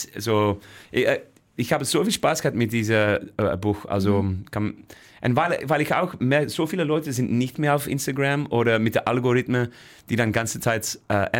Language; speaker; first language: German; non-native, fluent; Dutch